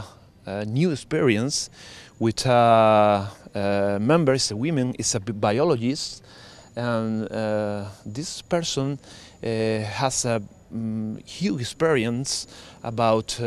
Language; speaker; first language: English; non-native, learner; Spanish